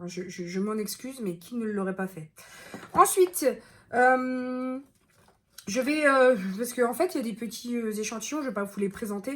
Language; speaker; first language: French; native; French